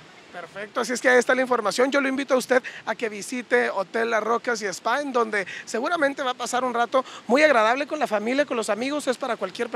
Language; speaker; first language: Spanish; native; Spanish